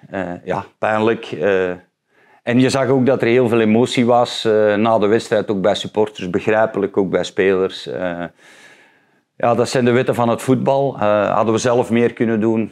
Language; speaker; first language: Dutch; native; Dutch